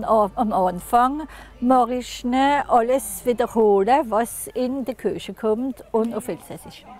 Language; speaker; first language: German; non-native, local second language; French